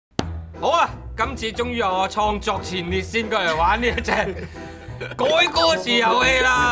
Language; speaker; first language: Cantonese; native; Cantonese